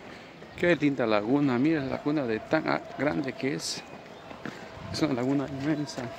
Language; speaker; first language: Spanish; native; Spanish